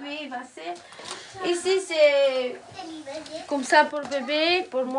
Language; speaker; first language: French; non-native, learner; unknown